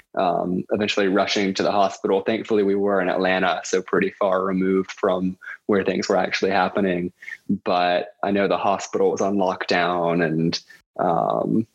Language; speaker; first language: English; native; English